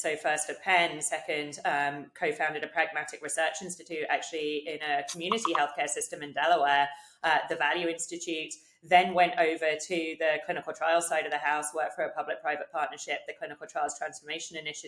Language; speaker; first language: English; native; English